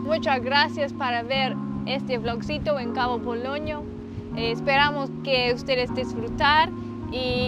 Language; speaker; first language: Spanish; non-native, learner; English